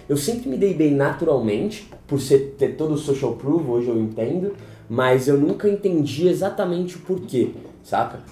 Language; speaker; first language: Portuguese; native; Portuguese